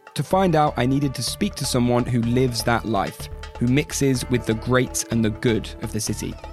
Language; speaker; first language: English; native; English